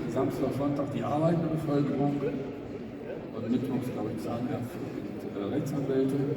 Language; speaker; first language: German; native; German